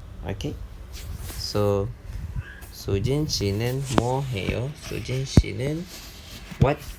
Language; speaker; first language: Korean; non-native, fluent; Malay